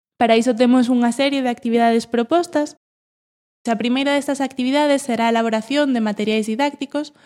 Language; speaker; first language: Galician; non-native, local second language; Spanish